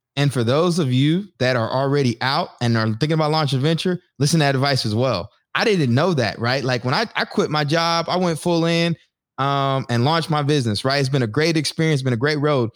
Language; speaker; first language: English; native; English